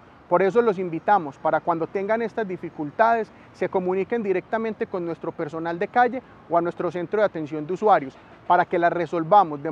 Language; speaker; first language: Spanish; native; Spanish